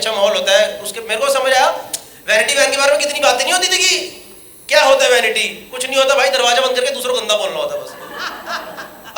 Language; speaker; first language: Hindi; native; Hindi